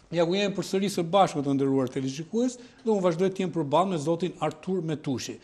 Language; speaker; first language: Albanian; native; Albanian